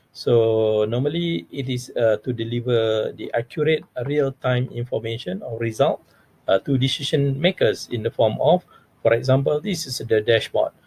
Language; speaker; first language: English; non-native, local second language; Malay